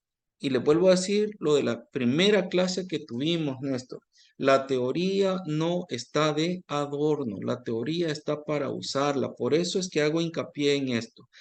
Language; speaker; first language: Spanish; native; Spanish